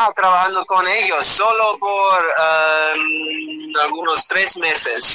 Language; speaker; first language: Spanish; non-native, learner; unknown